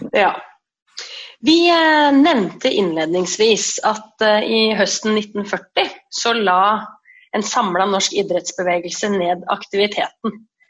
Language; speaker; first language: Norwegian; native; Norwegian